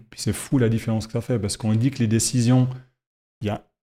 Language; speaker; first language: French; native; French